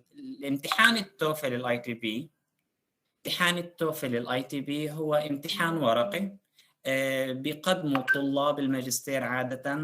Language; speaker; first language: Arabic; native; Arabic